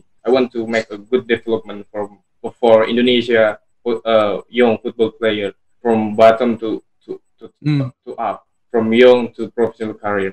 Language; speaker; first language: English; non-native, learner; Indonesian